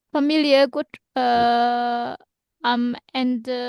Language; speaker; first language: German; non-native, fluent; Indonesian